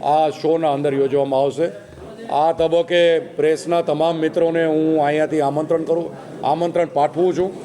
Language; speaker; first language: Gujarati; native; Gujarati